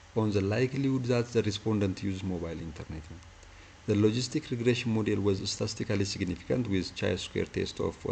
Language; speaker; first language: English; non-native, local second language; Amharic